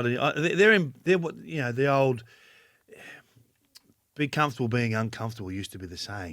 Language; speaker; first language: English; native; English